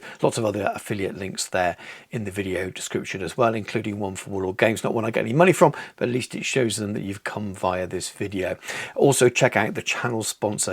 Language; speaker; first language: English; native; English